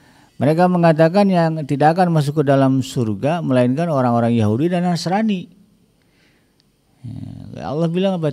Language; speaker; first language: Indonesian; native; Indonesian